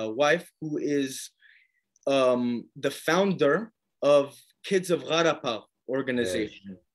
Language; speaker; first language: English; native; English